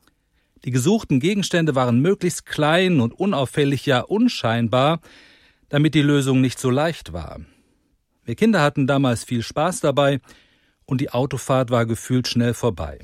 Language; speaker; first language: German; native; German